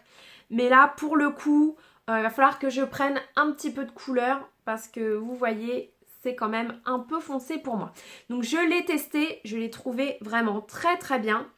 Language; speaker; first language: French; native; French